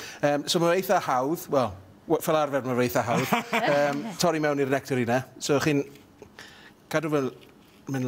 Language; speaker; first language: Welsh; native; Welsh